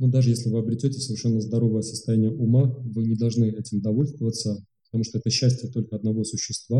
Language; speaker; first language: Russian; native; Russian